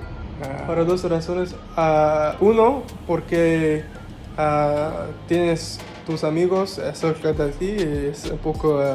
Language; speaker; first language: Spanish; non-native, learner; English